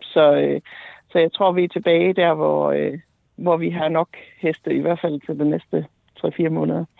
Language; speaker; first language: Danish; native; Danish